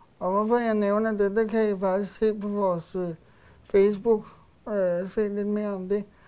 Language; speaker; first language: Danish; early bilingual, other home language; Bosnian